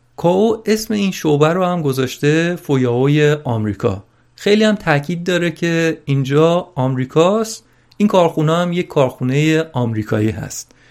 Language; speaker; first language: Persian; native; Persian